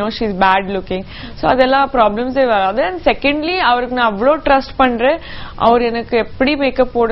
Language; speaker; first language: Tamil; non-native, local second language; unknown